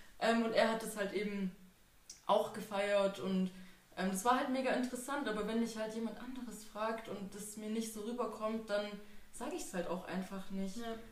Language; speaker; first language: German; native; German